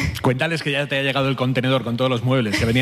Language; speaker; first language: Spanish; native; Spanish